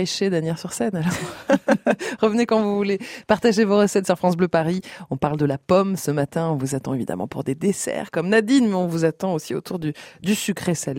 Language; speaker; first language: French; native; French